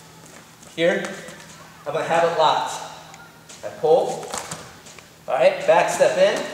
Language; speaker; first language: English; native; English